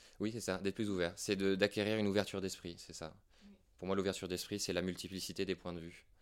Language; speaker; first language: French; native; French